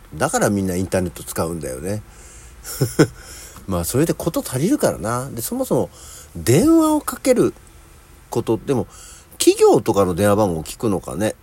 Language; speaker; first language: Japanese; native; Japanese